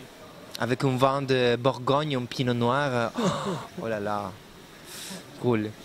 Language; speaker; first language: French; non-native, learner; Spanish